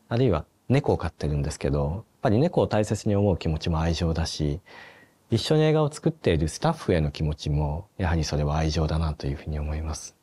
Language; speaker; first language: Japanese; native; Japanese